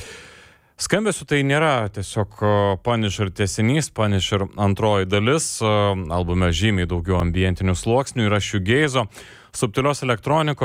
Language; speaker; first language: Lithuanian; native; Lithuanian